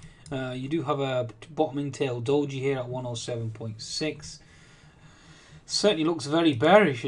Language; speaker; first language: English; native; English